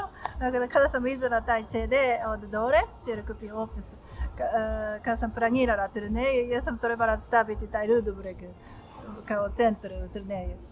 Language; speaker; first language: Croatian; non-native, learner; Japanese